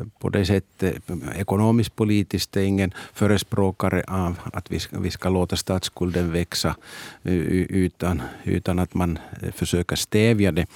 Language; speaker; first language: Swedish; native; Swedish